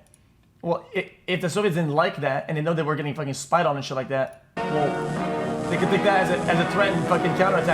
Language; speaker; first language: English; non-native, local second language; French